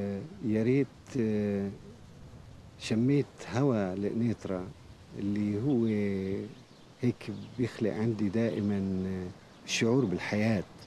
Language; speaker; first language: Arabic; native; Arabic